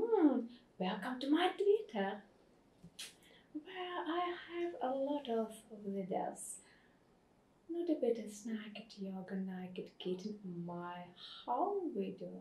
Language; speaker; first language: English; non-native, learner; Russian